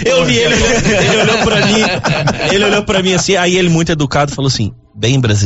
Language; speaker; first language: Portuguese; native; Portuguese